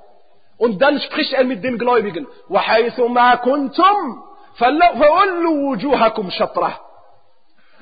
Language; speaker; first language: German; non-native, fluent; Arabic